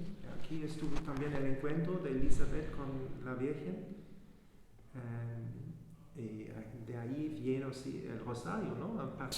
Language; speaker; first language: Spanish; non-native, fluent; German